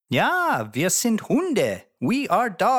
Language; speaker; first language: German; non-native, learner; English